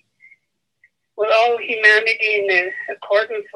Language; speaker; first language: English; non-native, fluent; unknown